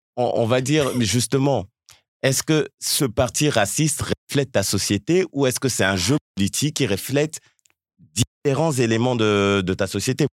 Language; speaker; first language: French; early bilingual, other home language; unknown